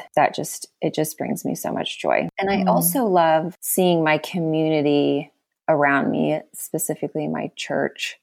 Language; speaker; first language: English; native; English